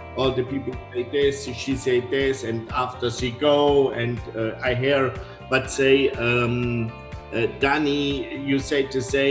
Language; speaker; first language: English; non-native, learner; German